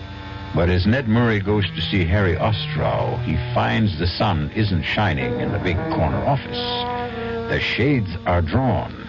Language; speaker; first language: English; native; English